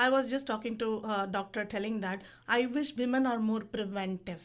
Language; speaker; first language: English; non-native, local second language; Tamil